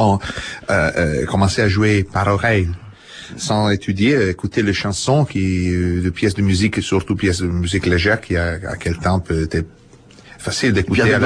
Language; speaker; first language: French; non-native, fluent; Italian